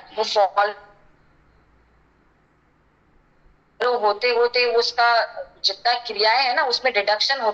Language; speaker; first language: Hindi; native; Hindi